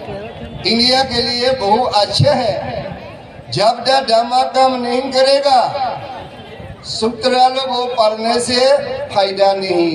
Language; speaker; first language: Hindi; non-native, learner; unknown